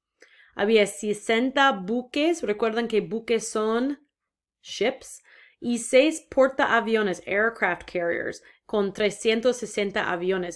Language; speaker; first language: Spanish; non-native, fluent; English